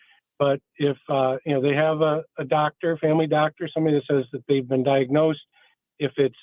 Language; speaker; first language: English; native; English